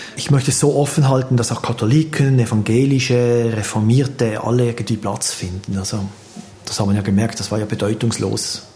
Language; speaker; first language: German; native; German